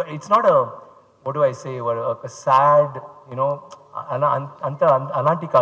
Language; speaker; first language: Telugu; non-native, fluent; Tamil